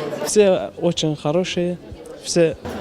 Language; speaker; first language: Russian; non-native, learner; Turkish